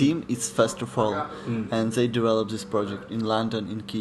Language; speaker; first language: English; non-native, learner; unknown